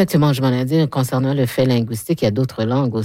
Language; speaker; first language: French; native; French